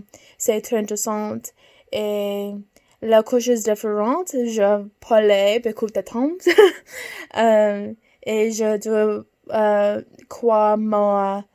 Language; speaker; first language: French; non-native, learner; English